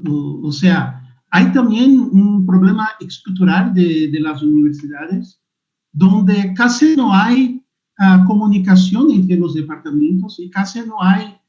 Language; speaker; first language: Spanish; non-native, fluent; Portuguese